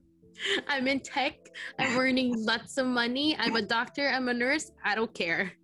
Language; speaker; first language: English; non-native, local second language; Filipino